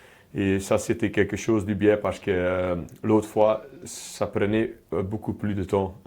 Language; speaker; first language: French; non-native, local second language; Dutch